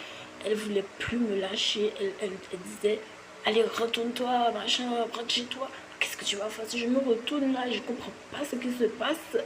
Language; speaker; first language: French; native; French